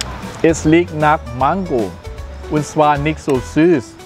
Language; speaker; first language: German; non-native, fluent; Thai